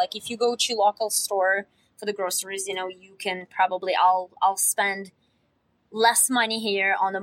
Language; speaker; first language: English; non-native, fluent; Russian